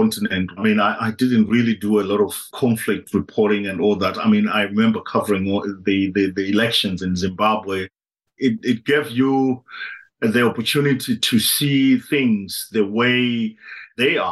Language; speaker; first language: English; non-native, local second language; Shona